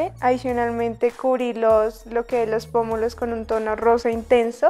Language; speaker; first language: Spanish; native; Spanish